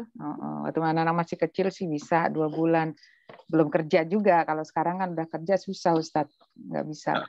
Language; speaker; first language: Indonesian; native; Indonesian